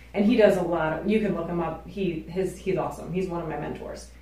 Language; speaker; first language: English; native; English